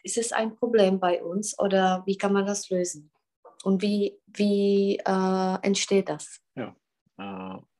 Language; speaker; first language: German; non-native, fluent; Czech